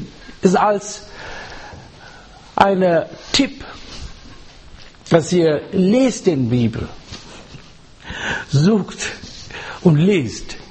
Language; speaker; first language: German; non-native, learner; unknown